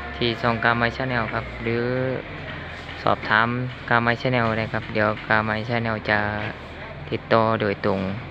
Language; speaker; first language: Thai; native; Thai